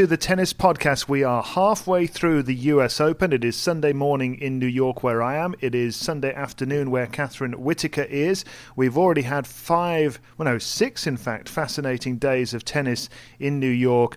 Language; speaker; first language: English; native; English